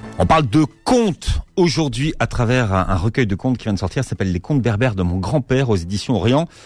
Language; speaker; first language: French; native; French